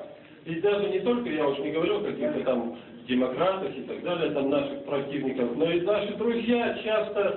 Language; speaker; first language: Russian; native; Russian